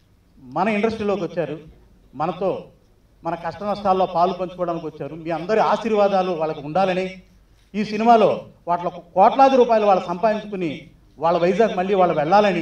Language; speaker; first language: Telugu; native; Telugu